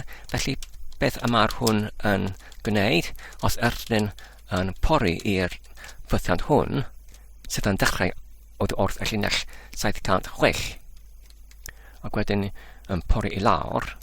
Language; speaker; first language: Welsh; non-native, fluent; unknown